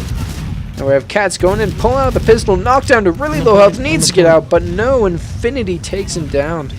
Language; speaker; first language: English; native; English